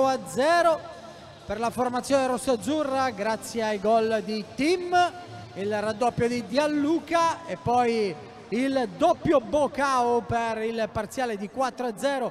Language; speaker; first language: Italian; native; Italian